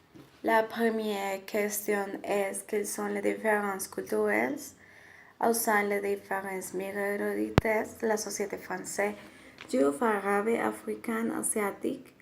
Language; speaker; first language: French; non-native, learner; Spanish